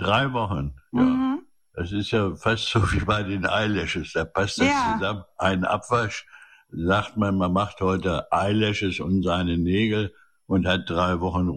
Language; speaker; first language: German; native; German